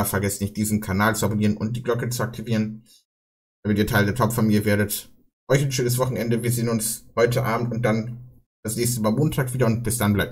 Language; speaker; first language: German; native; German